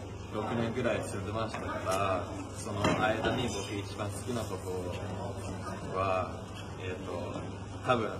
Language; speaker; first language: Japanese; non-native, fluent; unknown